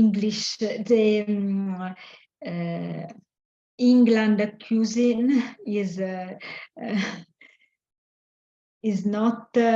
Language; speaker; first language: English; non-native, learner; Italian